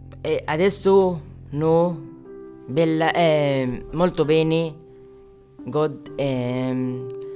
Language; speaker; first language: Italian; non-native, learner; Arabic